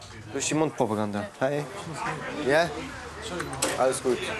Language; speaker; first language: German; early bilingual, other home language; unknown